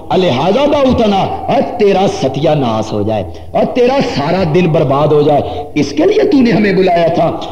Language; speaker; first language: Urdu; non-native, local second language; Punjabi